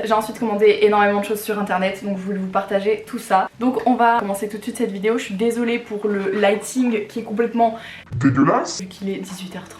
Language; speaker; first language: French; native; French